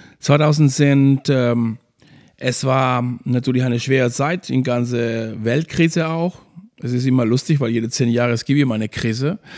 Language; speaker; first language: German; non-native, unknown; Spanish